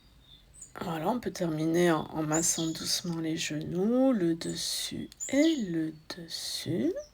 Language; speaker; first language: French; native; French